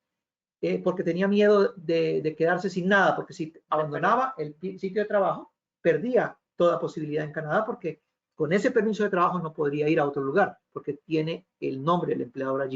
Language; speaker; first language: Spanish; native; Spanish